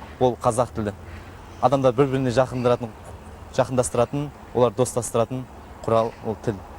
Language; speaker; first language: Kazakh; non-native, local second language; Tajik